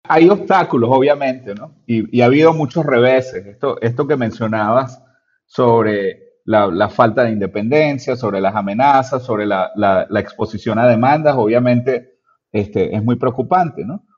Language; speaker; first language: Spanish; native; Spanish